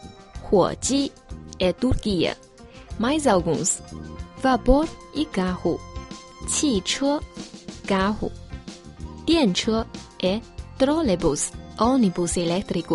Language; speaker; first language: Portuguese; non-native, fluent; Chinese